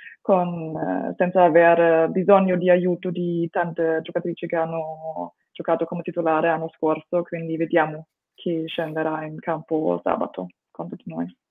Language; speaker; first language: Italian; non-native, fluent; German